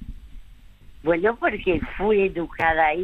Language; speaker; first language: Spanish; early bilingual, other home language; French